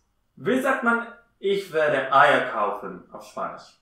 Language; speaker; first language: German; non-native, fluent; Spanish